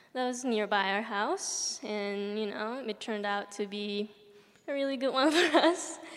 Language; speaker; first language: English; early bilingual, other home language; Japanese